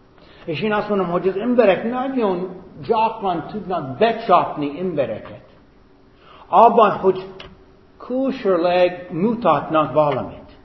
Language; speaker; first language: Hungarian; non-native, fluent; English